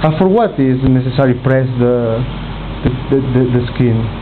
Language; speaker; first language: English; non-native, learner; Catalan